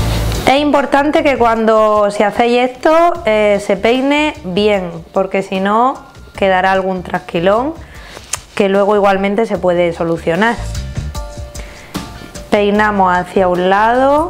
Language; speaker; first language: Spanish; native; Spanish